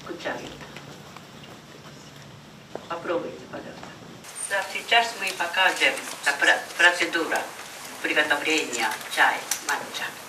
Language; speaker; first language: Russian; non-native, fluent; Japanese